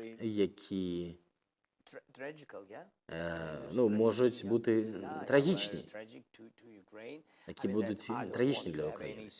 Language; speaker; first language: Ukrainian; non-native, local second language; Russian